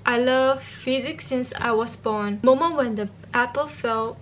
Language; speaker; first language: English; non-native, local second language; Chinese